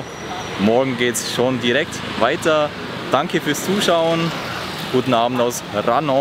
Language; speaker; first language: German; native; German